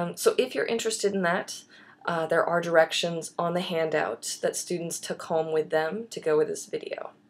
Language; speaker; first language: English; native; English